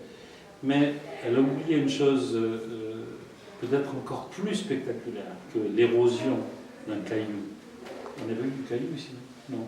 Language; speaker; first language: French; native; French